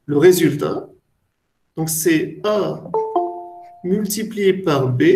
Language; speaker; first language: French; non-native, local second language; Arabic